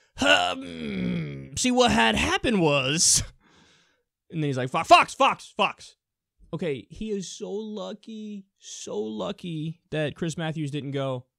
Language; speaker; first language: English; native; English